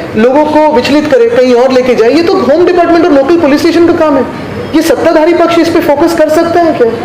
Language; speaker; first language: Hindi; non-native, local second language; Marathi